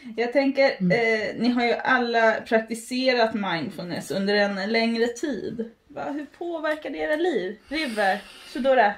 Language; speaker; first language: Swedish; native; Swedish